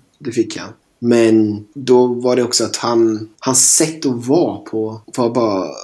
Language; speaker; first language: Swedish; native; Swedish